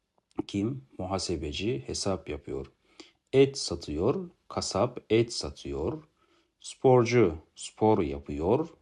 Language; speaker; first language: Turkish; non-native, fluent; Kazakh